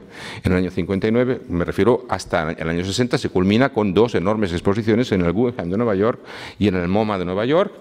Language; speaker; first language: Spanish; native; Spanish